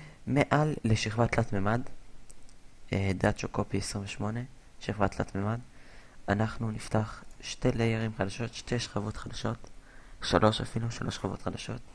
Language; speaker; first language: Hebrew; native; Hebrew